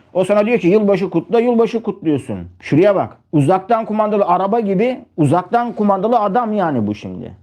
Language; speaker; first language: Turkish; native; Turkish